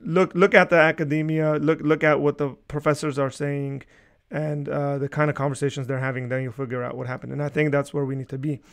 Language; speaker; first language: English; early bilingual, other home language; Armenian